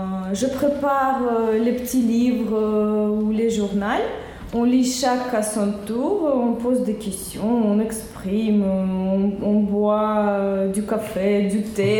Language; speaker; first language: French; non-native, learner; Russian